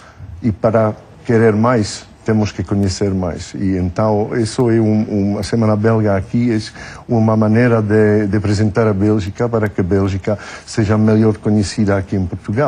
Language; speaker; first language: Portuguese; non-native, fluent; French